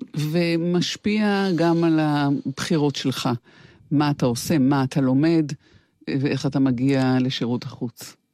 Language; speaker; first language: Hebrew; native; Hebrew